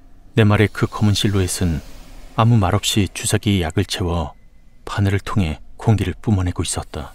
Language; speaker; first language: Korean; native; Korean